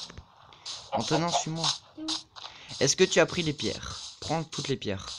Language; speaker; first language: French; native; French